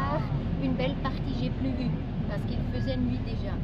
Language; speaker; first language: French; non-native, local second language; German